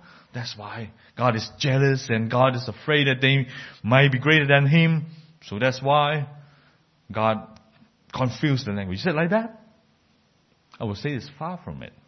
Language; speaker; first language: English; non-native, fluent; Cantonese